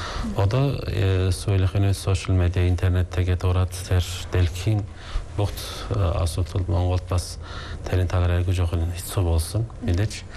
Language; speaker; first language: Mongolian; non-native, fluent; Turkish